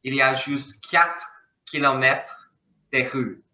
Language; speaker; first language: French; non-native, learner; English